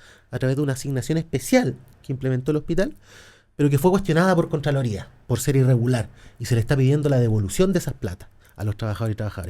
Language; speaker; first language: Spanish; native; Spanish